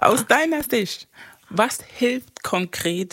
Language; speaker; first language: German; non-native, fluent; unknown